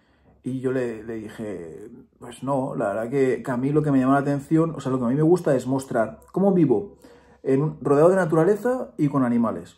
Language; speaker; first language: Spanish; native; Spanish